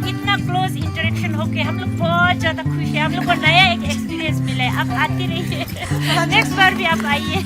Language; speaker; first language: Hindi; non-native, local second language; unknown